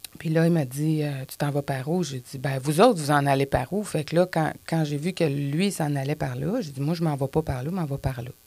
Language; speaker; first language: French; native; French